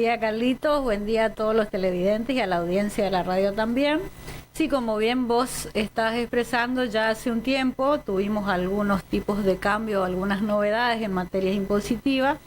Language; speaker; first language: Spanish; native; Spanish